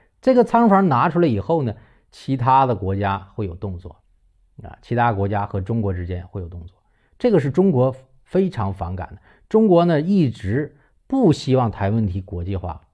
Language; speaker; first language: Chinese; native; Chinese